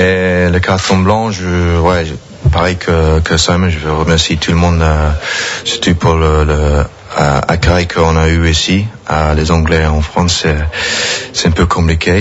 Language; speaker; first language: French; non-native, fluent; English